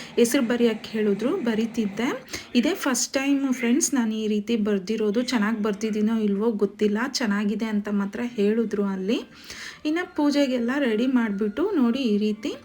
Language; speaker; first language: Kannada; non-native, local second language; Telugu